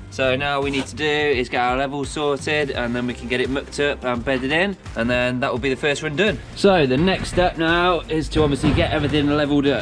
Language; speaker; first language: English; native; English